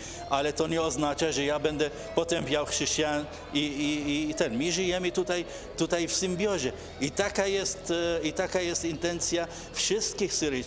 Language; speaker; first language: Polish; non-native, fluent; Arabic